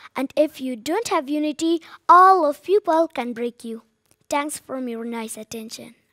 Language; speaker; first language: English; non-native, learner; Persian